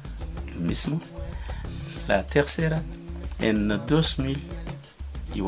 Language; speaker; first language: Spanish; non-native, fluent; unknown